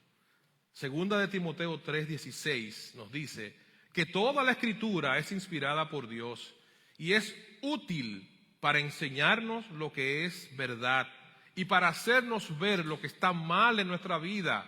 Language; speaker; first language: Spanish; native; Spanish